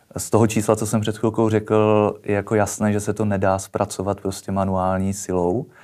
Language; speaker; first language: Czech; native; Czech